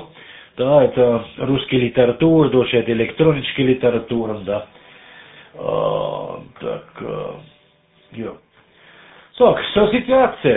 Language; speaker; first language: Russian; non-native, learner; German